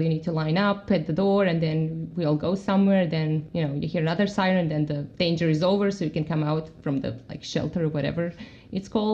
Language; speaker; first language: English; non-native, fluent; Croatian